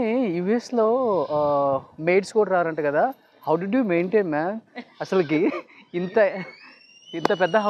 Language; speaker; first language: Telugu; native; Telugu